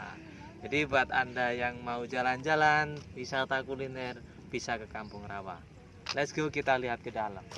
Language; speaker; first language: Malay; non-native, local second language; Javanese